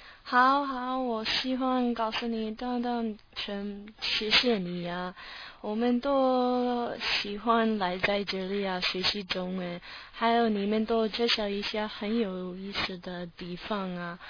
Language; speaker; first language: Chinese; non-native, learner; English